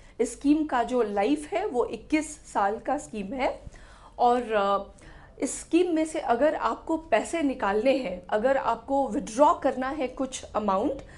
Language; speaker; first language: Hindi; native; Hindi